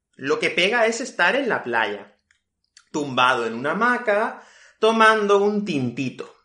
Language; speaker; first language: Spanish; native; Spanish